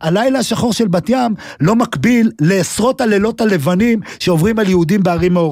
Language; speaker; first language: Hebrew; native; Hebrew